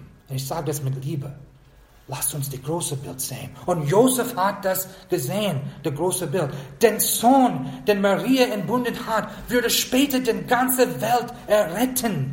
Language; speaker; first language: German; non-native, fluent; English